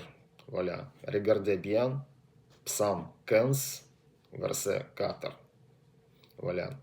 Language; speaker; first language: French; non-native, learner; Russian